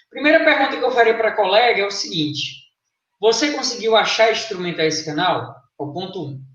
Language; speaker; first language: Portuguese; native; Portuguese